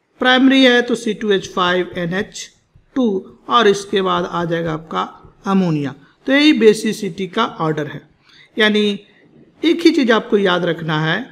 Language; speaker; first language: Hindi; native; Hindi